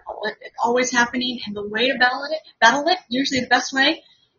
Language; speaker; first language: English; native; English